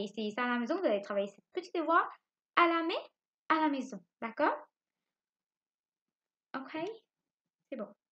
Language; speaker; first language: French; non-native, local second language; Morisyen